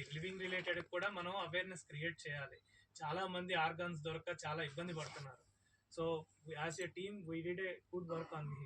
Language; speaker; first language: Telugu; native; Telugu